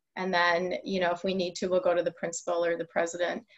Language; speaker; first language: English; native; English